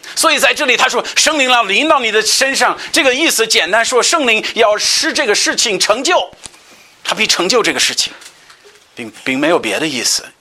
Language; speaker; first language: Chinese; non-native, fluent; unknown